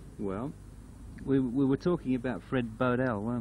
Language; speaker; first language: English; native; English